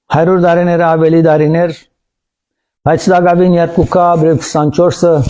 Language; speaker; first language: Armenian; early bilingual, heritage; Armenian